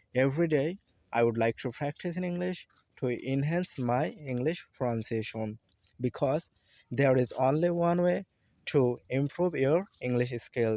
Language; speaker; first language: English; non-native, learner; Bangla